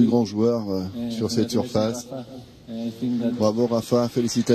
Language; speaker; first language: French; native; French